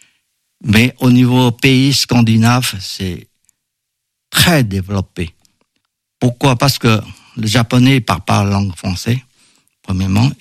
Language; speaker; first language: French; non-native, fluent; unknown